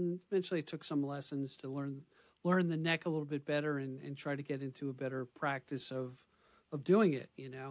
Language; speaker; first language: English; native; English